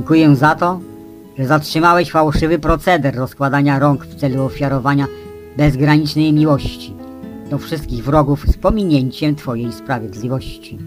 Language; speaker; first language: Polish; native; Polish